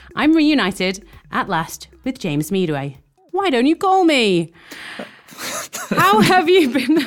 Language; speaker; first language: English; native; English